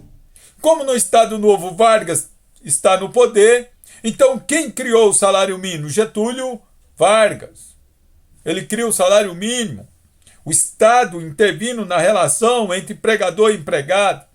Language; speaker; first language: Portuguese; native; Portuguese